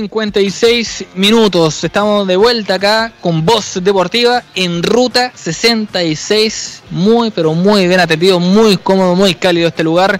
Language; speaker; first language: Spanish; native; Spanish